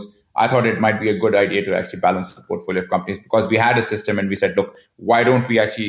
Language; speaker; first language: English; non-native, local second language; Hindi